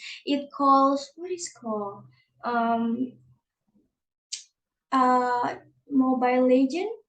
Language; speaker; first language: English; non-native, learner; Indonesian